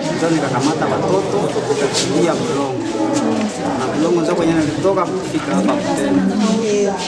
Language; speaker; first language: Swahili; non-native, local second language; Nande